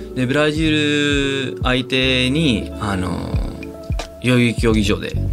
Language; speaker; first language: Japanese; non-native, fluent; Spanish